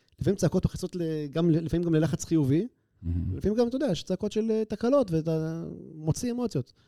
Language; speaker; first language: Hebrew; native; Hebrew